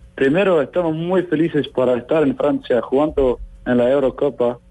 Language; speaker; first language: Spanish; non-native, fluent; Icelandic